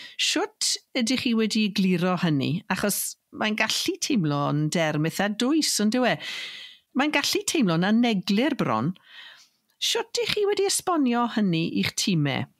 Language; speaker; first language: Welsh; native; Welsh